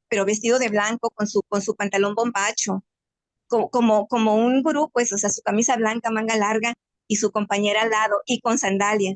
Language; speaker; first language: Spanish; native; Spanish